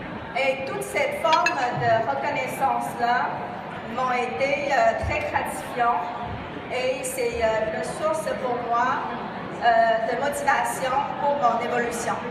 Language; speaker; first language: French; non-native, fluent; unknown